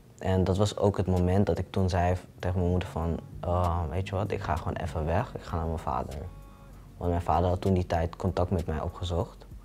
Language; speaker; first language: Dutch; early bilingual, other home language; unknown